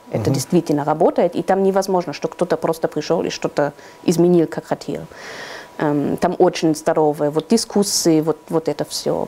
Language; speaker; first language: Russian; non-native, fluent; German